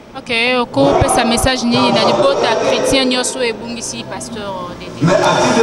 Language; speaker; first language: French; non-native, local second language; Lingala